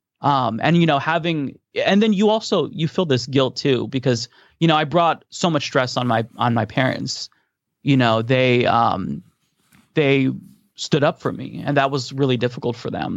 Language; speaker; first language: English; native; English